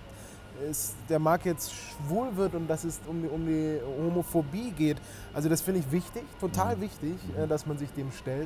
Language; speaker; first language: German; native; German